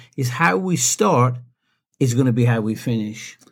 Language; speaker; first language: English; native; English